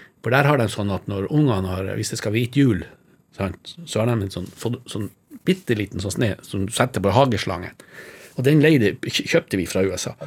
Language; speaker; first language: Norwegian; native; Norwegian